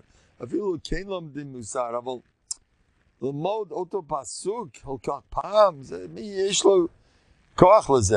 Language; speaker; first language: Hebrew; non-native, fluent; English